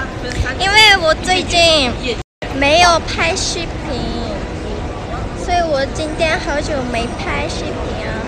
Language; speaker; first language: Chinese; non-native, learner; Japanese